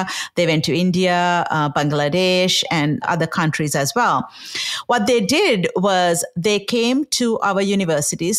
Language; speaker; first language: English; non-native, local second language; Sinhala